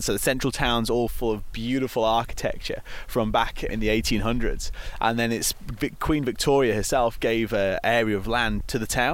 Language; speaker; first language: English; native; English